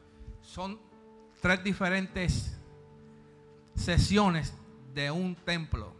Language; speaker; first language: Spanish; early bilingual, heritage; Spanish